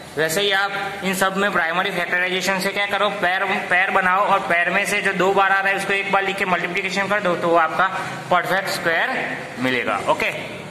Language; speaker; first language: Hindi; non-native, local second language; Gujarati